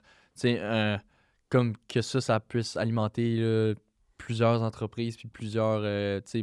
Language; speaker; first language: French; native; French